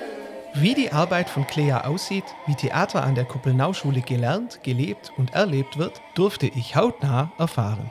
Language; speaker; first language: German; native; German